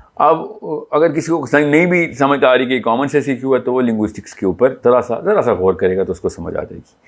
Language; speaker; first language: Urdu; native; Urdu